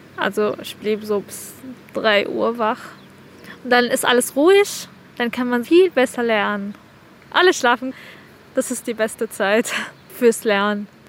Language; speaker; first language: German; non-native, fluent; Arabic